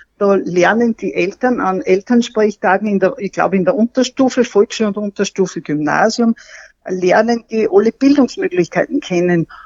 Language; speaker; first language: German; native; German